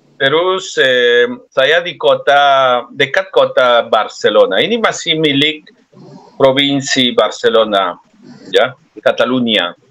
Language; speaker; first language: Indonesian; non-native, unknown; Spanish